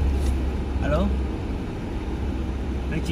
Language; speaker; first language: English; non-native, learner; Indonesian